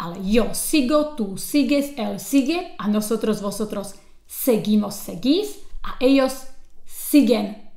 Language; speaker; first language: Spanish; non-native, fluent; Slovak